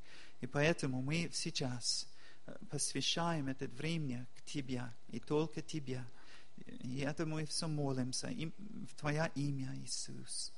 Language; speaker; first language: Russian; non-native, fluent; English